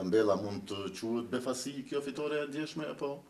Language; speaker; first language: Albanian; native; Albanian